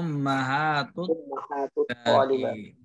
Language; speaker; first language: Arabic; non-native, learner; Urdu